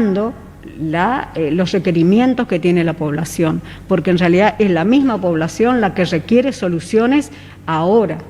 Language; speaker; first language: Spanish; native; Spanish